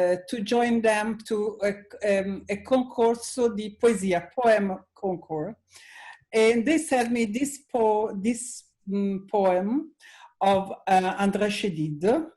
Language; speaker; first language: English; non-native, learner; Italian